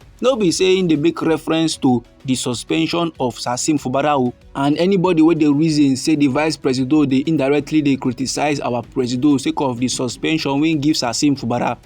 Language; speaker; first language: Nigerian Pidgin; native; Nigerian Pidgin